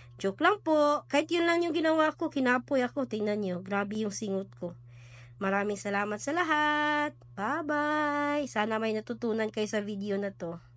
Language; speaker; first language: Filipino; non-native, local second language; Cebuano